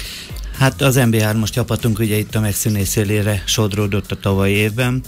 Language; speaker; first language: Hungarian; native; Hungarian